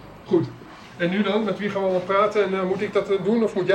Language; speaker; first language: Dutch; native; Dutch